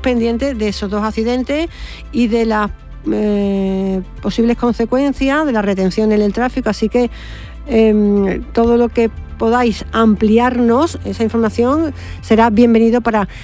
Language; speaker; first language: Spanish; native; Spanish